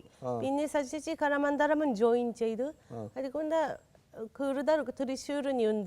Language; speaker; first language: Malayalam; non-native, learner; Japanese